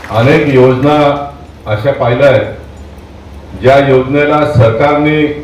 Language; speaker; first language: Marathi; native; Marathi